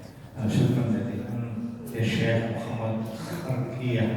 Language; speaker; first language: Arabic; non-native, learner; Indonesian